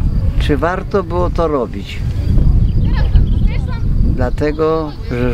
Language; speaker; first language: Polish; native; Polish